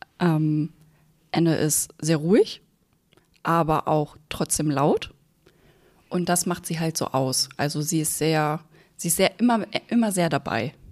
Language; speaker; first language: German; native; German